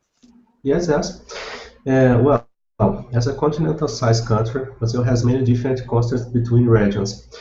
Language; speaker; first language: English; non-native, learner; Portuguese